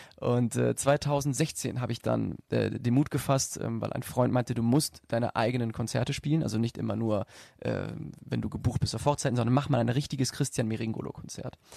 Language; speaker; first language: German; native; German